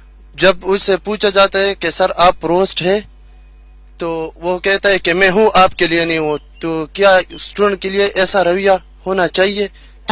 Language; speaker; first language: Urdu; non-native, local second language; Pashto